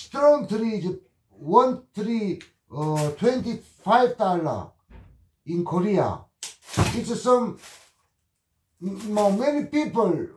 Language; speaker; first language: English; non-native, learner; Korean